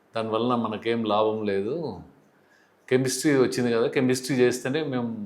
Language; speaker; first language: Telugu; native; Telugu